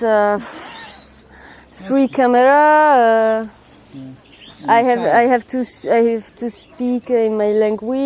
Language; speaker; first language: English; non-native, learner; Hungarian